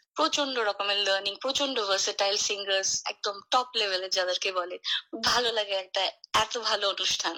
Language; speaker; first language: Bangla; native; Bangla